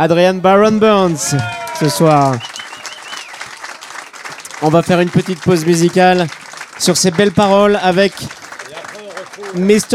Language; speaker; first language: French; native; French